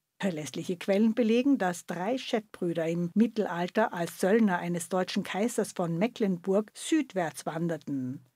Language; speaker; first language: German; native; German